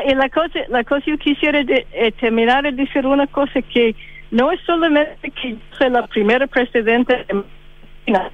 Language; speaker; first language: Spanish; non-native, fluent; English